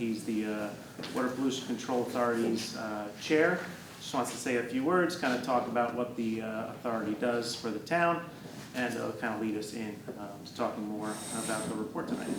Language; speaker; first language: English; native; English